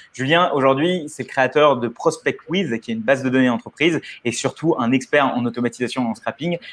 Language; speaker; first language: French; native; French